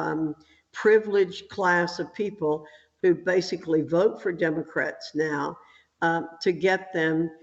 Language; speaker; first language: English; native; English